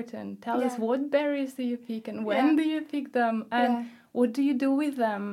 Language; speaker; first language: English; non-native, fluent; Spanish